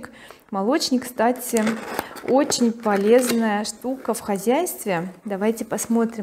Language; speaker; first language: Russian; native; Russian